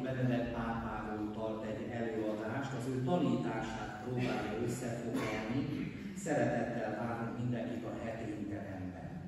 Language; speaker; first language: Hungarian; native; Hungarian